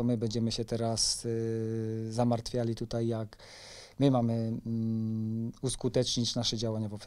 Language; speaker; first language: Polish; native; Polish